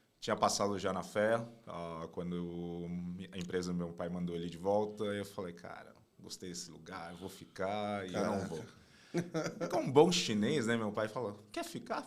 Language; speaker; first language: Portuguese; non-native, fluent; Chinese